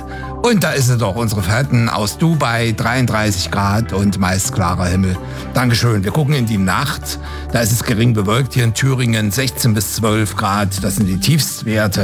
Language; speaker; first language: German; native; German